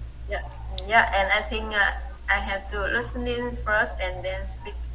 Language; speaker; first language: English; non-native, learner; Vietnamese